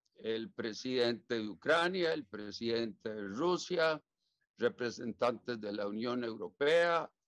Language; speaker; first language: Spanish; native; Spanish